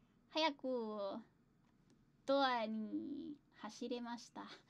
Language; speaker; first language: Japanese; non-native, learner; English